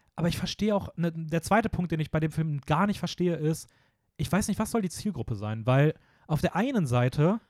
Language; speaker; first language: German; native; German